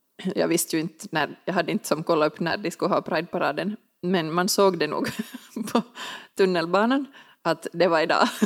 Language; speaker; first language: Swedish; native; Swedish